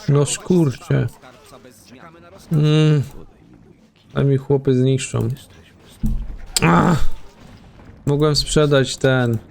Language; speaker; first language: Polish; native; Polish